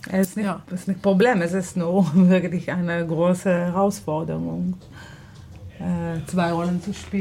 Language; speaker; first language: German; non-native, fluent; Hebrew